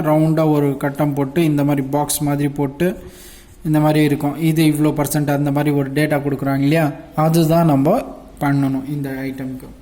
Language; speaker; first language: Tamil; non-native, local second language; Urdu